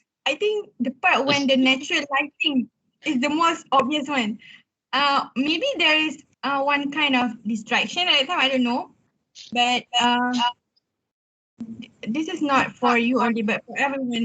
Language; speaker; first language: English; non-native, local second language; Malay